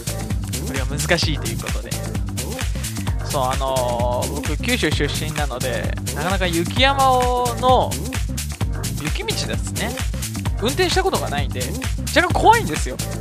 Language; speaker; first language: Japanese; native; Japanese